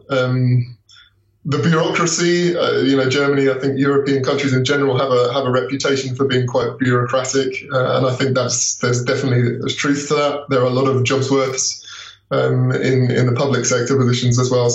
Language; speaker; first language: English; native; English